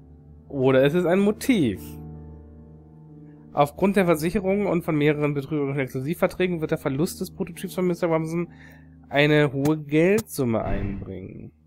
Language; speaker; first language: German; native; German